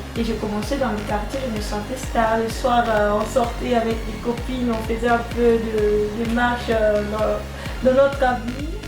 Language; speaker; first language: French; non-native, local second language; Lingala